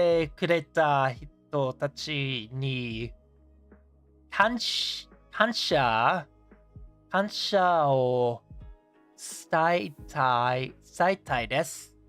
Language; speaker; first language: Japanese; non-native, learner; English